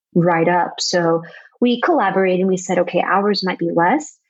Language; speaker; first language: English; native; English